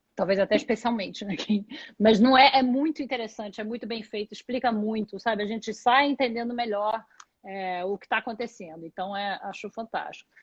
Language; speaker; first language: Portuguese; native; Portuguese